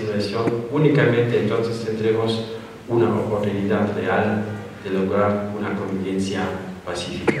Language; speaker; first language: Spanish; non-native, fluent; German